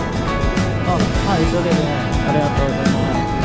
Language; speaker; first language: Japanese; non-native, learner; Indonesian